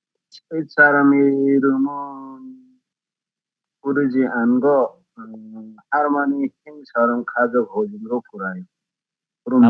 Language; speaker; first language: Korean; non-native, learner; Nepali